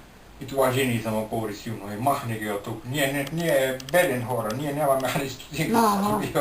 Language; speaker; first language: Bulgarian; non-native, learner; Finnish